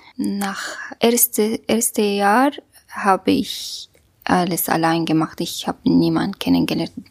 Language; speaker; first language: German; non-native, learner; Kurdish